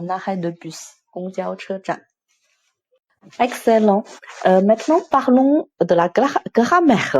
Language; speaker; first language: French; non-native, fluent; Chinese